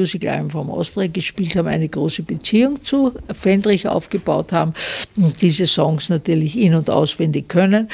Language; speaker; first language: German; native; German